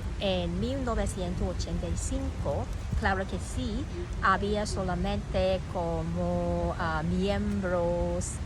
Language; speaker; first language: Spanish; non-native, learner; Cantonese